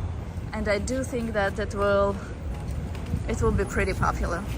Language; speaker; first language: English; non-native, fluent; Russian